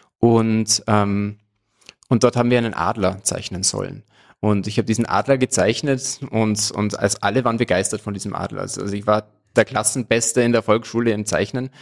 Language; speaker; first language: German; native; German